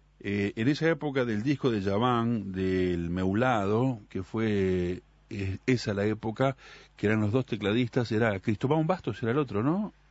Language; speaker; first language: Spanish; native; Spanish